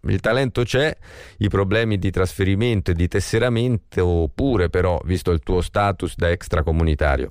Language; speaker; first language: Italian; native; Italian